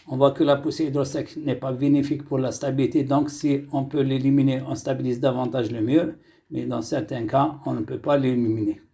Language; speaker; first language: French; non-native, local second language; Arabic